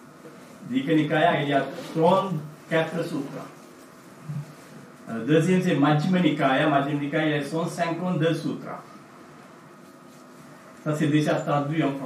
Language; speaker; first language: French; non-native, fluent; Sinhala